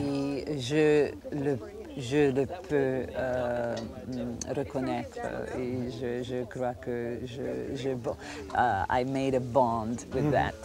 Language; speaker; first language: French; non-native, fluent; Croatian